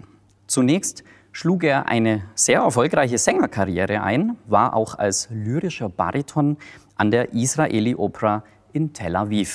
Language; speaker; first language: German; native; German